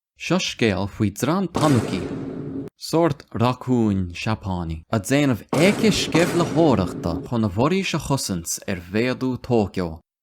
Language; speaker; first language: Irish; non-native, local second language; English